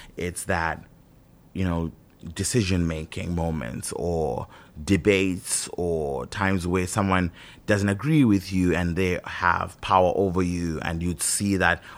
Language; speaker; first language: English; non-native, local second language; Shona